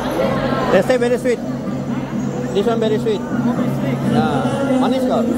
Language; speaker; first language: English; non-native, local second language; Malay